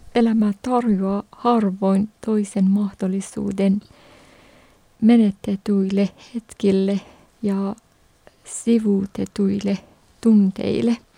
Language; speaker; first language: Finnish; non-native, fluent; Persian